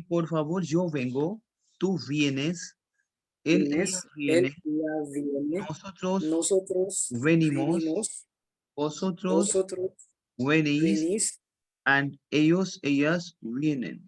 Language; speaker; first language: Spanish; non-native, fluent; Hindi